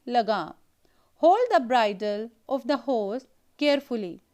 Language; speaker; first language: English; non-native, local second language; Punjabi